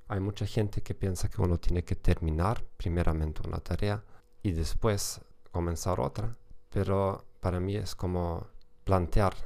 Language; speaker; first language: Spanish; non-native, fluent; German